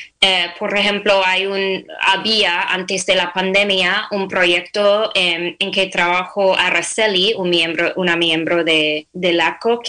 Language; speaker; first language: Spanish; non-native, fluent; English